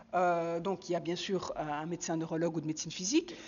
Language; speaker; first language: French; native; French